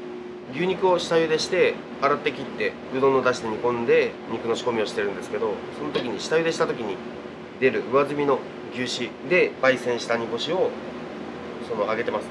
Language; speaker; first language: Japanese; native; Japanese